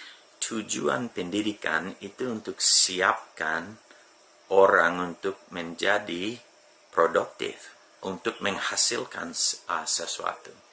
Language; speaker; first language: Indonesian; non-native, fluent; English